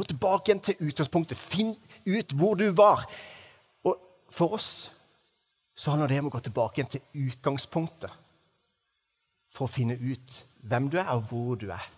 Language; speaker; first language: Norwegian; native; Norwegian